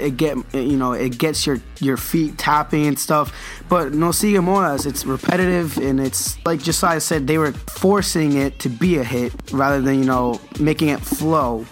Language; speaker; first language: English; early bilingual, other home language; Spanish